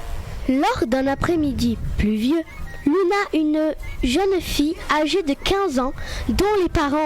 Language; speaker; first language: French; native; French